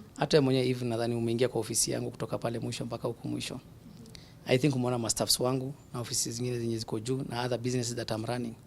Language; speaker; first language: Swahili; non-native, local second language; Somali